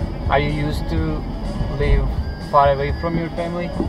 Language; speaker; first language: English; non-native, fluent; Turkish